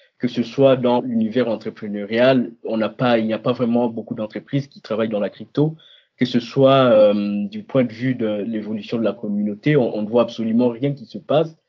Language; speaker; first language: French; non-native, local second language; Lingala